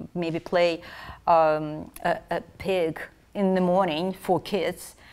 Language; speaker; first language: English; non-native, fluent; Russian